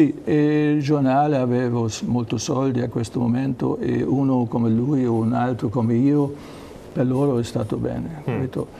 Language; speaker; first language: Italian; non-native, learner; German